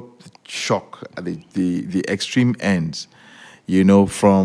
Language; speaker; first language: English; non-native, local second language; Yoruba